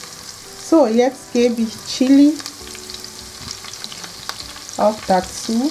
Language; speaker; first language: German; non-native, fluent; Akan